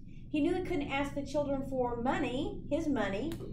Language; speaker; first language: English; native; English